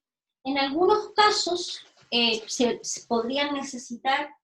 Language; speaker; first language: Spanish; native; Spanish